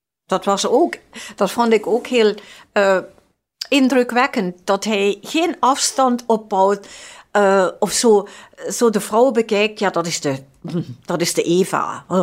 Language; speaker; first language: Dutch; non-native, fluent; English